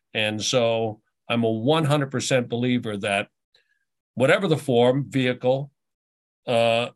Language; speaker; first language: English; native; English